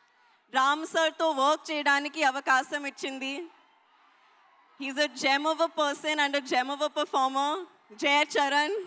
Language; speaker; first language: Telugu; non-native, learner; Hindi